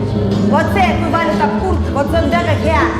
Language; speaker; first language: Estonian; non-native, learner; Russian